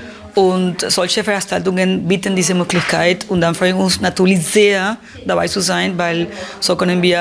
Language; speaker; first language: German; non-native, fluent; Spanish